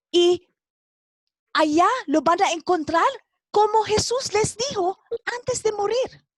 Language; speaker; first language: Spanish; non-native, fluent; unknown